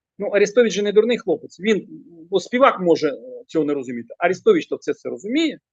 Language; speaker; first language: Ukrainian; non-native, local second language; Russian